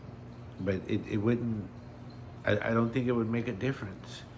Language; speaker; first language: English; native; English